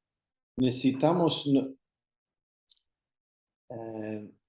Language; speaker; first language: Spanish; non-native, fluent; Swedish